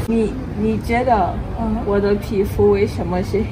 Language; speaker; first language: Chinese; non-native, fluent; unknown